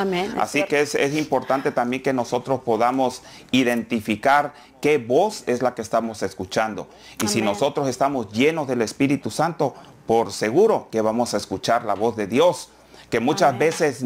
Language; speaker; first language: Spanish; native; Spanish